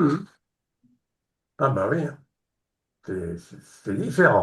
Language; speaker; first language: French; native; French